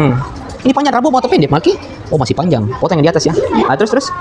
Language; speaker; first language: Indonesian; native; Indonesian